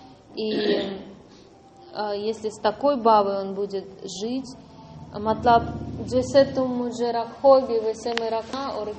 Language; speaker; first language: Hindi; non-native, learner; Russian